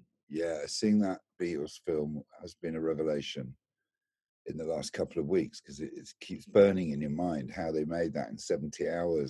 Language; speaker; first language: English; native; English